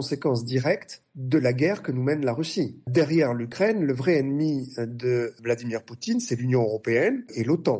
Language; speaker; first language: French; native; French